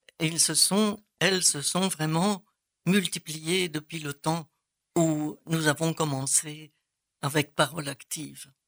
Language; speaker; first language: French; native; French